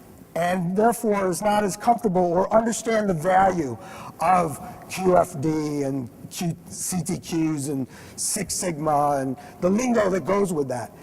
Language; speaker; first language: English; native; English